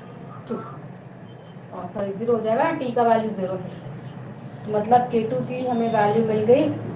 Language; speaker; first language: Hindi; native; Hindi